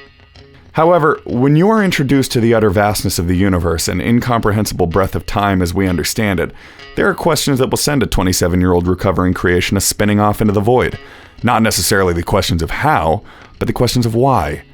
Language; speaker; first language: English; native; English